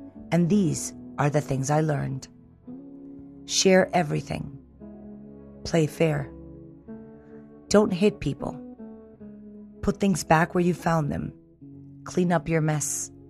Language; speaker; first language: English; early bilingual, other home language; Spanish